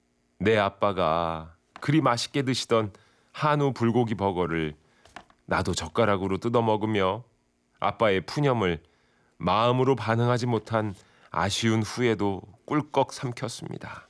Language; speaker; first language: Korean; native; Korean